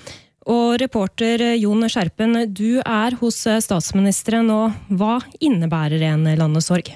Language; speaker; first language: Norwegian; native; Norwegian